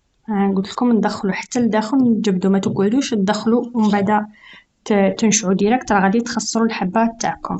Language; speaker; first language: Arabic; native; Arabic